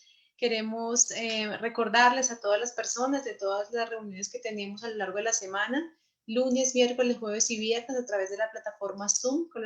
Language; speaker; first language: Spanish; native; Spanish